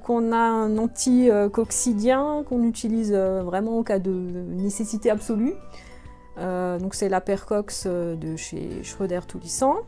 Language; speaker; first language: French; native; French